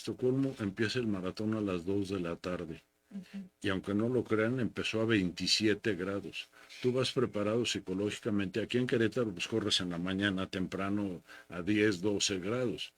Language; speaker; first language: Spanish; native; Spanish